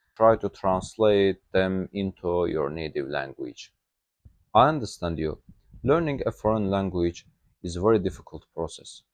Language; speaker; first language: English; non-native, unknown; Azerbaijani